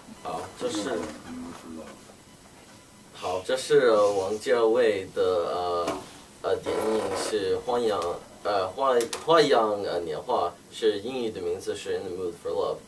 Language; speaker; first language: Chinese; non-native, learner; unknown